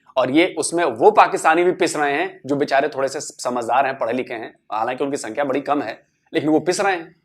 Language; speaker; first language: Hindi; native; Hindi